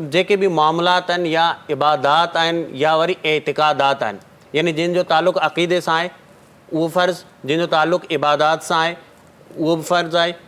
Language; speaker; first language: Sindhi; non-native, local second language; Marwari